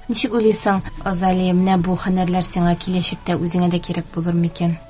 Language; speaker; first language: Tatar; native; Tatar